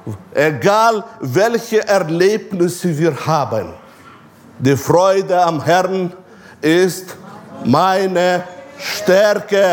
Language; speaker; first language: German; non-native, fluent; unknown